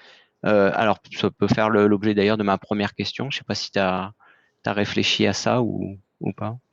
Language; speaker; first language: French; native; French